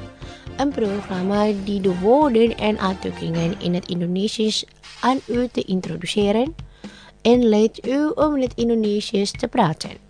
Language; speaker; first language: Dutch; non-native, learner; Indonesian